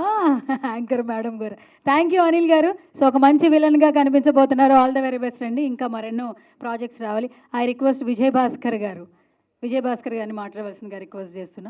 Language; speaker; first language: Telugu; native; Telugu